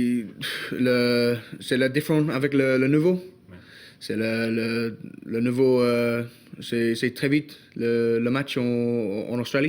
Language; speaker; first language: French; non-native, learner; English